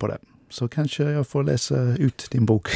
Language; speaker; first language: Swedish; non-native, fluent; English